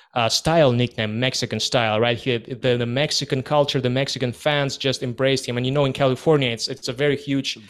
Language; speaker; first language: English; non-native, fluent; Russian